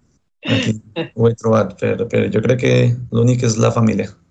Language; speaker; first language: Catalan; non-native, fluent; Spanish